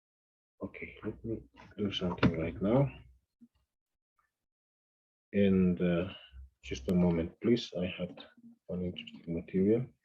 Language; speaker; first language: English; non-native, fluent; Spanish